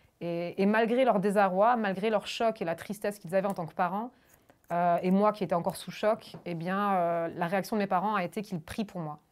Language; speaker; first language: French; early bilingual, other home language; German